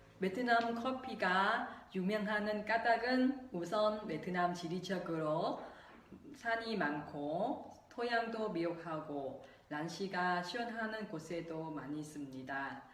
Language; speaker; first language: Korean; non-native, local second language; Vietnamese